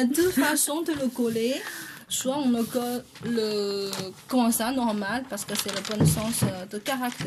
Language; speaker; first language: French; non-native, fluent; Chinese